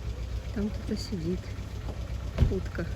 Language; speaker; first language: Russian; native; Russian